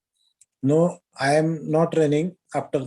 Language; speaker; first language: English; non-native, learner; Marathi